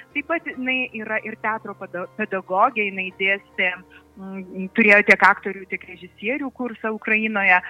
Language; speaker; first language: Lithuanian; native; Lithuanian